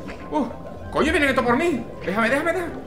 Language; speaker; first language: Spanish; native; Spanish